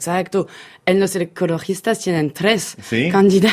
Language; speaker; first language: Spanish; non-native, fluent; French